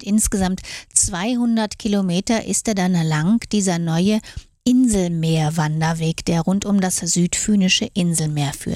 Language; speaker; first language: German; native; German